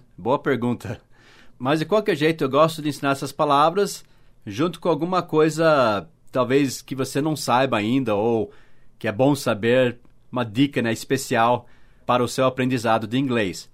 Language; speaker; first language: Portuguese; non-native, fluent; English